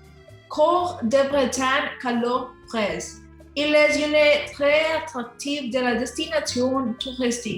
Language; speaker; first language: French; non-native, learner; Spanish